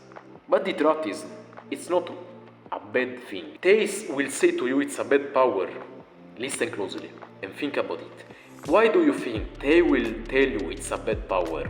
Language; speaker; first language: English; non-native, fluent; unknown